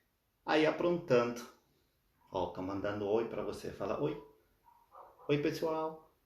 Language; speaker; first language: Portuguese; non-native, fluent; Spanish